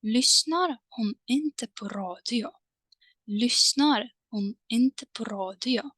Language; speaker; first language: Swedish; non-native, fluent; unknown